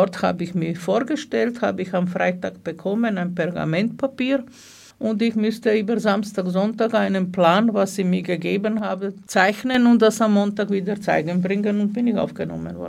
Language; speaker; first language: German; non-native, fluent; Serbian